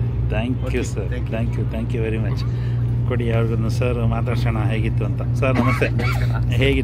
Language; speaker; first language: Kannada; native; Kannada